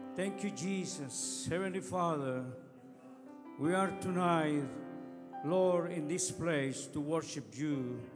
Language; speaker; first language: English; non-native, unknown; Spanish